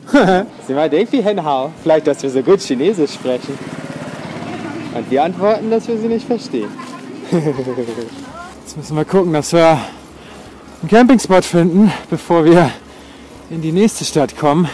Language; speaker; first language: German; native; German